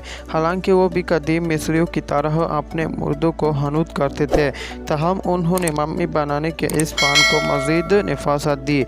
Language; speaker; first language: Urdu; native; Urdu